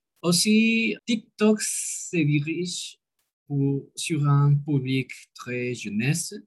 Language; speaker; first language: French; non-native, learner; Spanish